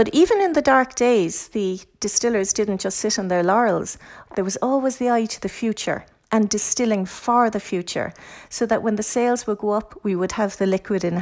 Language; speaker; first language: English; native; English